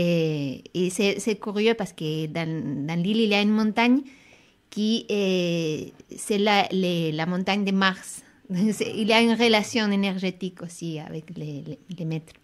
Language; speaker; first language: French; non-native, fluent; Spanish